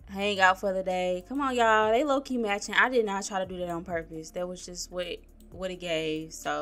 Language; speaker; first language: English; native; English